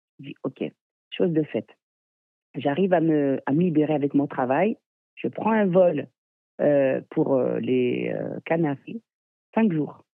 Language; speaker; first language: French; native; French